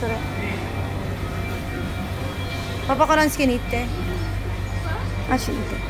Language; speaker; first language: Japanese; early bilingual, heritage; Japanese